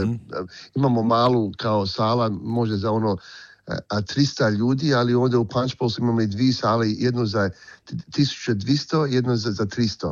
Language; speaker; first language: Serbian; early bilingual, heritage; Croatian